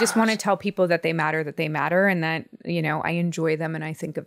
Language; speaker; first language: English; native; English